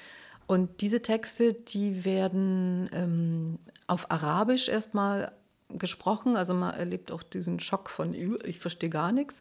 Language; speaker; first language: German; native; German